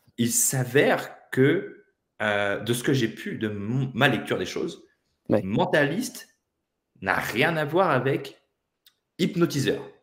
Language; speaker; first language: French; native; French